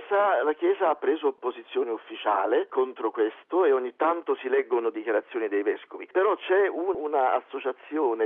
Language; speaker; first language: Italian; native; Italian